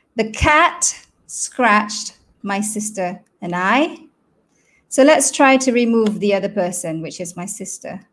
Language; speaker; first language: English; non-native, local second language; Malay